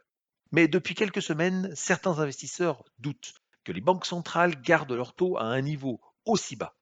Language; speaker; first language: French; native; French